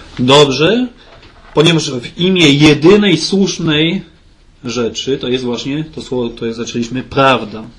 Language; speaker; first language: Polish; early bilingual, heritage; Polish